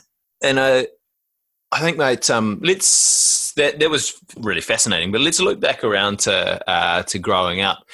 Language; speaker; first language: English; native; English